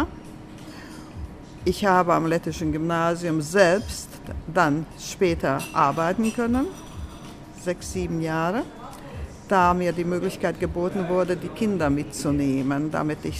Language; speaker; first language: German; early bilingual, other home language; Latvian